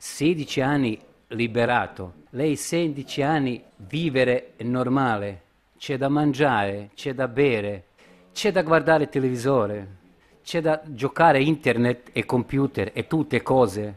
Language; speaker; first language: Italian; non-native, learner; Bosnian